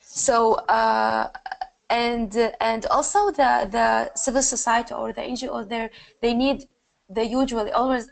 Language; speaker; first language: English; non-native, learner; Arabic